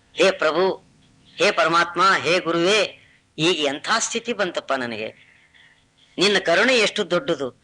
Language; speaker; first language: Kannada; non-native, local second language; Telugu